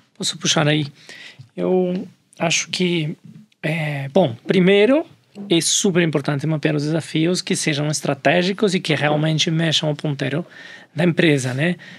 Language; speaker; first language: Portuguese; non-native, fluent; Spanish